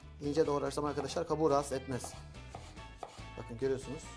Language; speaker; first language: Turkish; native; Turkish